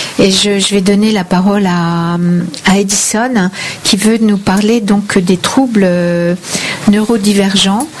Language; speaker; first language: French; native; French